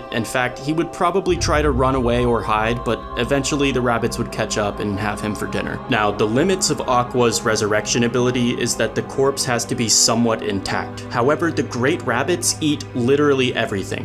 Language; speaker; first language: English; native; English